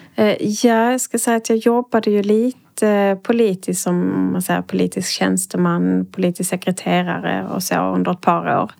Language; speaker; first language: Swedish; native; Swedish